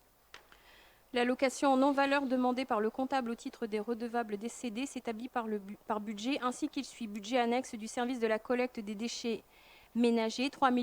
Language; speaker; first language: French; native; French